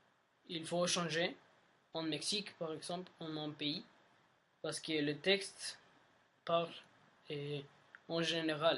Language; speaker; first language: French; non-native, learner; Spanish